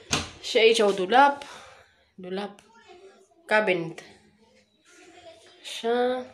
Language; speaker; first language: Romanian; non-native, learner; Filipino